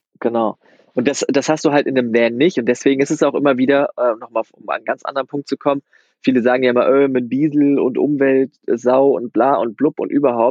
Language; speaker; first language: German; native; German